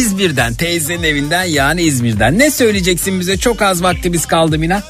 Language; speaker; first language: Turkish; native; Turkish